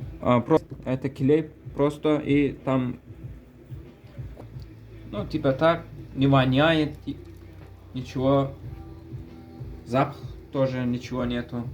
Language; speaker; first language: Russian; non-native, learner; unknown